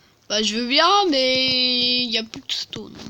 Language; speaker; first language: French; native; French